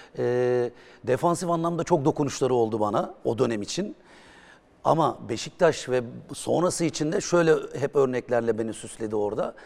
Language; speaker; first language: Turkish; native; Turkish